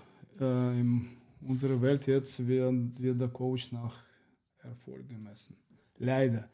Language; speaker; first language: German; non-native, fluent; Russian